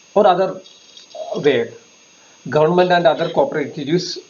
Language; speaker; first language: English; non-native, local second language; Malayalam